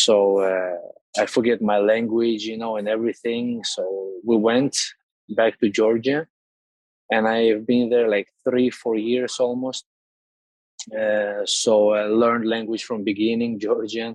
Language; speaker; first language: English; non-native, fluent; Russian